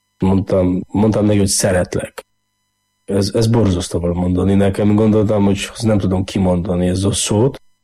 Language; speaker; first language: Hungarian; non-native, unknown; Polish